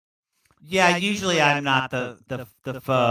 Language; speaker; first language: English; native; English